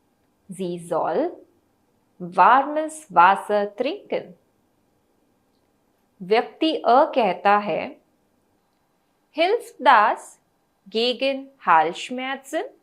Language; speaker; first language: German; non-native, fluent; Hindi